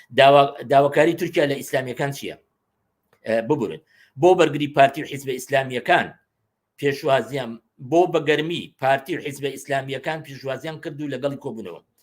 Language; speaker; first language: Central Kurdish; native; Central Kurdish